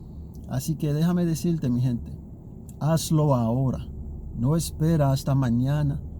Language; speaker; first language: Spanish; non-native, learner; Haitian Creole